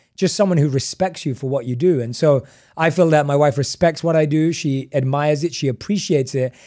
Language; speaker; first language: English; native; English